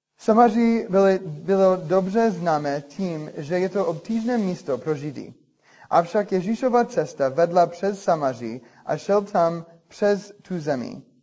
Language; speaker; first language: Czech; non-native, learner; English